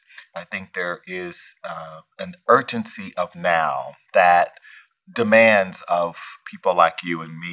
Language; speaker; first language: English; native; English